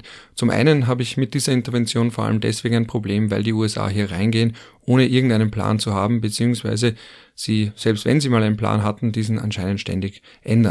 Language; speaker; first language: German; native; German